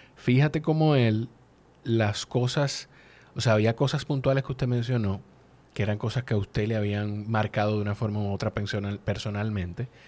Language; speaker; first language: Spanish; native; Spanish